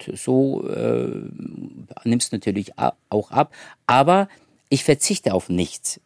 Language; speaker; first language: German; early bilingual, other home language; Turkish